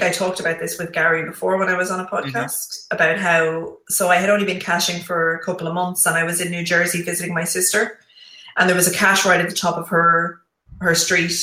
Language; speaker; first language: English; native; English